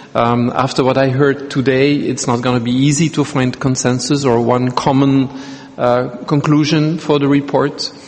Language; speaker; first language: English; non-native, fluent; Dutch